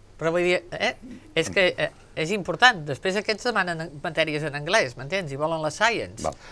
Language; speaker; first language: Catalan; native; Catalan